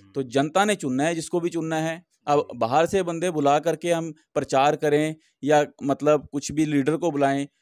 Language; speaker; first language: Hindi; native; Hindi